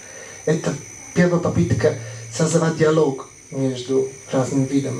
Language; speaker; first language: Russian; non-native, fluent; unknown